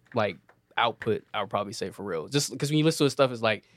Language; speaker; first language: English; native; English